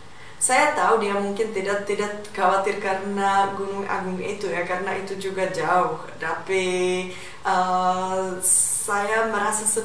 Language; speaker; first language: Indonesian; non-native, fluent; Czech